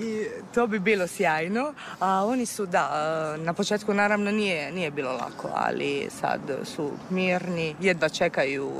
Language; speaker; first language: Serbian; non-native, fluent; Italian